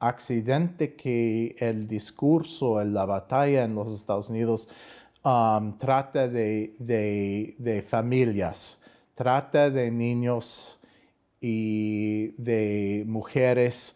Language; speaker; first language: Spanish; non-native, fluent; English